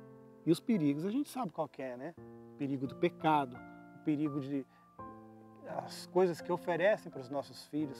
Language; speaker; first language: Portuguese; native; Portuguese